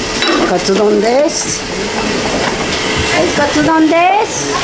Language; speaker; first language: Japanese; native; Japanese